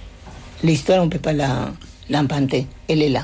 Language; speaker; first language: French; non-native, fluent; Spanish